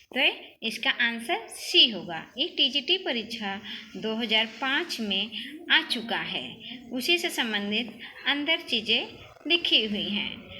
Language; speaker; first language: Hindi; native; Hindi